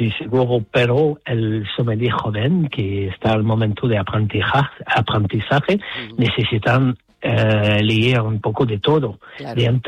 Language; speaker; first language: Spanish; non-native, fluent; English